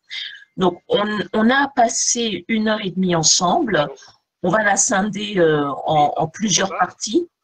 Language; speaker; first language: French; native; French